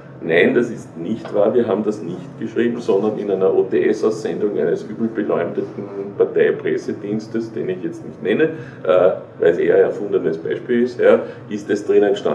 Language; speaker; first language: German; native; German